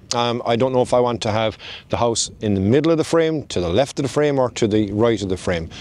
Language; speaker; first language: English; native; English